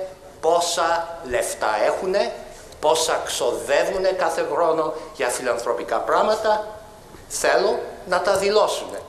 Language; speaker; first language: Greek; early bilingual, heritage; Greek